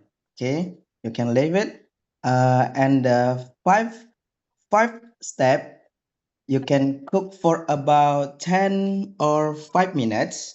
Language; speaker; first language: English; non-native, learner; Indonesian